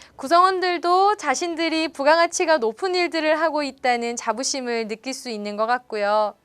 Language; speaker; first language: Korean; native; Korean